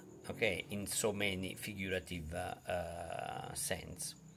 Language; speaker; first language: English; non-native, fluent; Italian